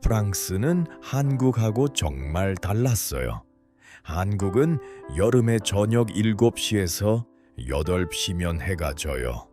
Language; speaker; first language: Korean; non-native, learner; Uzbek